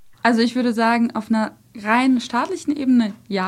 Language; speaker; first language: German; early bilingual, other home language; Russian